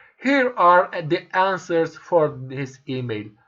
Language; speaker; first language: English; non-native, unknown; Turkish